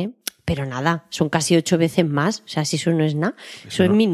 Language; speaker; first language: Spanish; native; Spanish